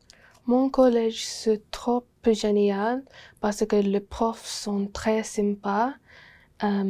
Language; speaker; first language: French; non-native, learner; English